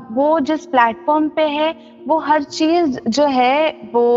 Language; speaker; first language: Hindi; non-native, local second language; Assamese